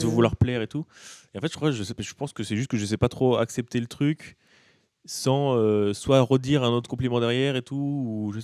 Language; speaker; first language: French; native; French